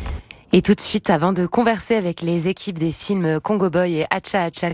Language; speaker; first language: French; native; French